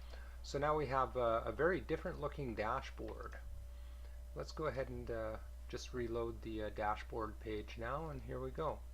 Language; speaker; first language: English; native; English